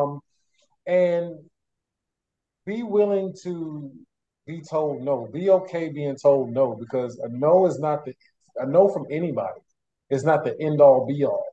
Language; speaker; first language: English; native; English